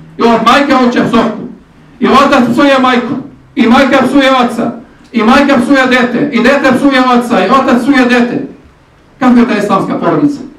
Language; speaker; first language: Bosnian; native; Bosnian